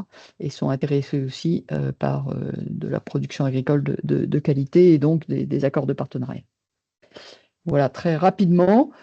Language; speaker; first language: French; native; French